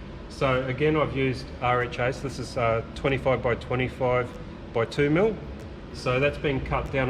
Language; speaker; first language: English; native; English